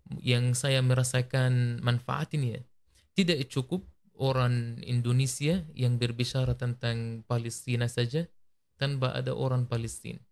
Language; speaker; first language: Malay; non-native, learner; Arabic